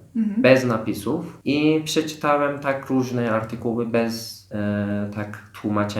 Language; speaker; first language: Polish; non-native, fluent; Turkish